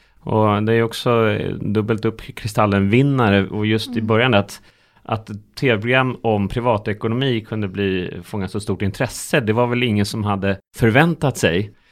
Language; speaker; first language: Swedish; native; Swedish